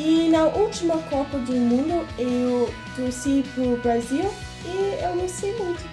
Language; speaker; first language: Portuguese; non-native, fluent; English